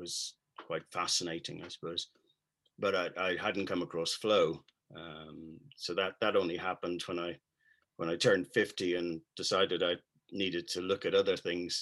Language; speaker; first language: English; native; English